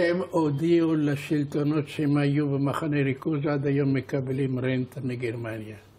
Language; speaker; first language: Hebrew; non-native, fluent; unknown